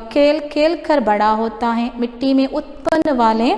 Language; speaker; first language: Hindi; non-native, local second language; Malayalam